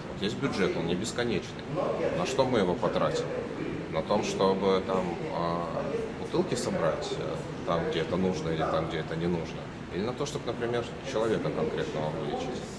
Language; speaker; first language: Russian; native; Russian